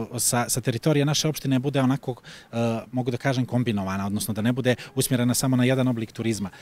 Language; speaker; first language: Croatian; native; Croatian